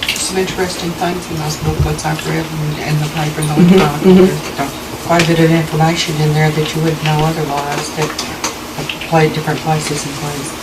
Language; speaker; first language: English; native; English